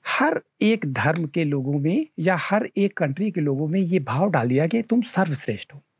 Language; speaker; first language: Hindi; native; Hindi